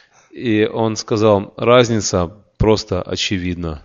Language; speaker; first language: Russian; native; Russian